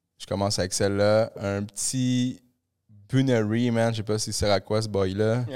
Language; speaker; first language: French; early bilingual, other home language; Spanish